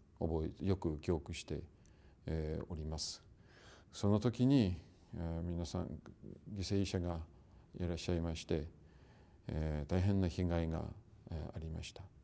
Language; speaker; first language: Japanese; non-native, fluent; Russian